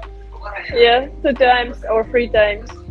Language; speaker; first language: English; non-native, learner; Russian